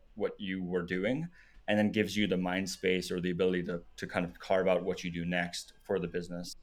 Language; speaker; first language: English; native; English